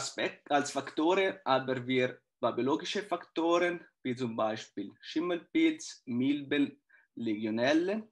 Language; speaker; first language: German; non-native, fluent; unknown